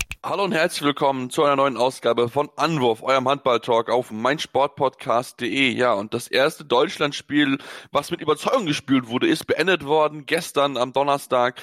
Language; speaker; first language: German; native; German